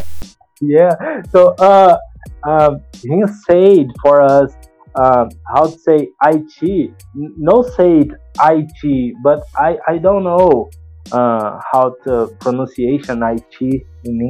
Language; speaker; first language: English; non-native, learner; Portuguese